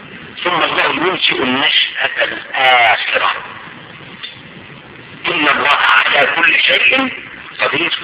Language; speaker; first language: Arabic; native; Arabic